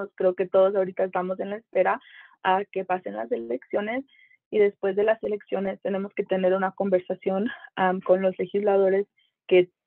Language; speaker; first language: Spanish; native; Spanish